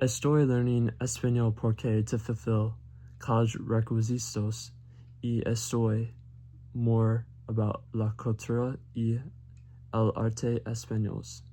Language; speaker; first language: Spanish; non-native, learner; English